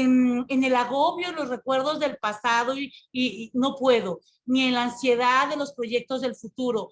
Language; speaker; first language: Spanish; native; Spanish